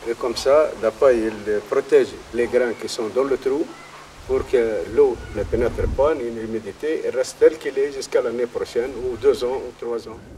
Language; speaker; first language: French; non-native, local second language; Arabic